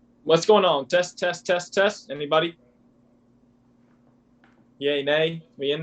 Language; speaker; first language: English; native; English